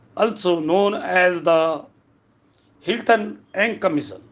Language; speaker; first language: English; non-native, local second language; Hindi